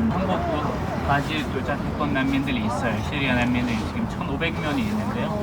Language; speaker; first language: Korean; non-native, fluent; Arabic